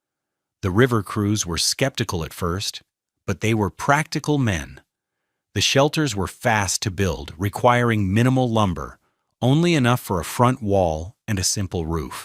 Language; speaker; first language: English; native; English